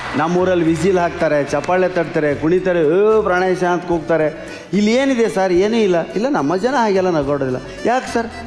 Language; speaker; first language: Kannada; native; Kannada